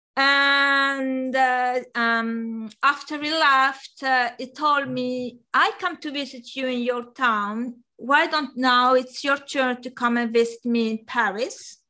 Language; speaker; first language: English; non-native, fluent; Italian